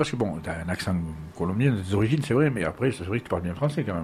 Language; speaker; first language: French; native; French